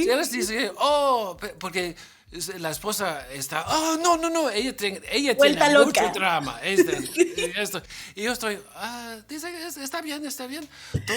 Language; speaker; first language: Spanish; non-native, learner; English